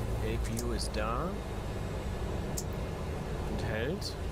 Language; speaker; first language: German; native; German